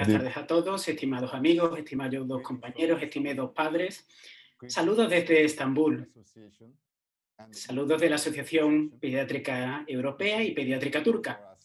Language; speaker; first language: Spanish; non-native, fluent; Turkish